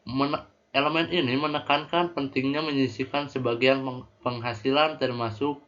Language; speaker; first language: Indonesian; native; Indonesian